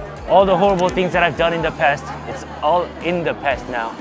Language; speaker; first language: English; non-native, fluent; Korean